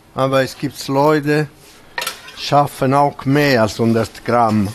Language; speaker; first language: German; non-native, fluent; Italian